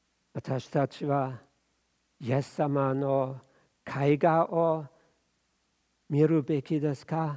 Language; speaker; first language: Japanese; non-native, fluent; German